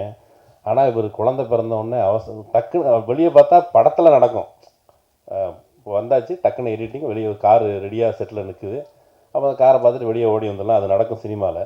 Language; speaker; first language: Tamil; native; Tamil